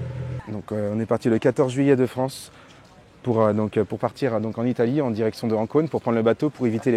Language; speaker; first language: French; native; French